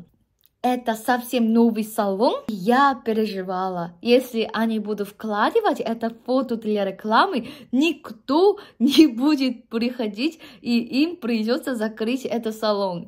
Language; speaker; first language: Russian; non-native, fluent; Korean